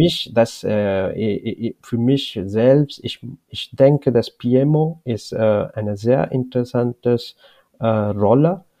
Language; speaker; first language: German; non-native, learner; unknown